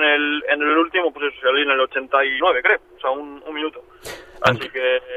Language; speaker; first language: Spanish; native; Spanish